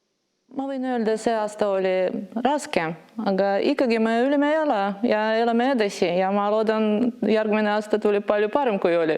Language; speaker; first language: Estonian; non-native, learner; Russian